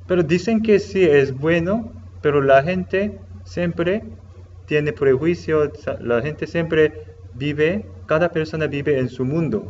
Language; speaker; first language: Spanish; non-native, learner; Korean